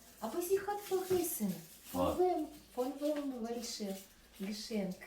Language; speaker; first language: German; non-native, learner; Ukrainian